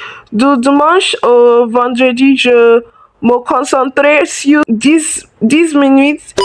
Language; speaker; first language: French; non-native, learner; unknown